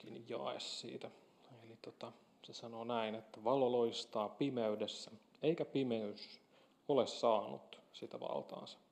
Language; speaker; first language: Finnish; native; Finnish